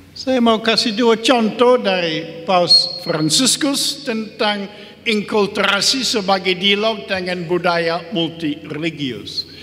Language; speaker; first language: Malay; non-native, fluent; English